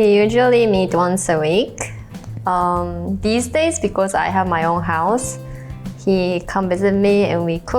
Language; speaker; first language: English; non-native, fluent; Japanese